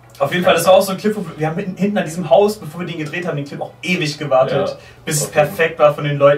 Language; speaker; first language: German; native; German